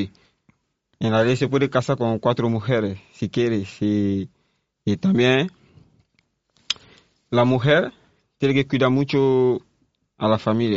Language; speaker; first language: Spanish; non-native, learner; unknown